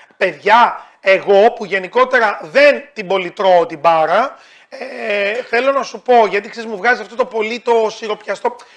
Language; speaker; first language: Greek; native; Greek